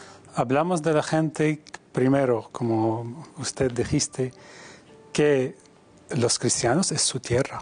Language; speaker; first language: Spanish; non-native, fluent; Arabic